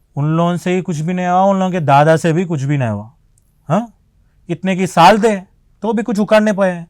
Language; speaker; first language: Hindi; non-native, local second language; Telugu